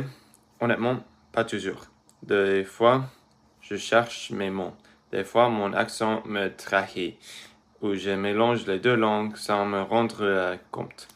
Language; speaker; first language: French; early bilingual, other home language; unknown